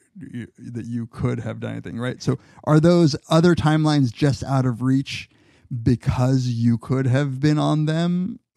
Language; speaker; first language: English; native; English